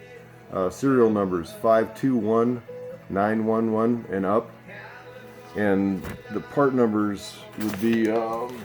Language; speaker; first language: English; native; English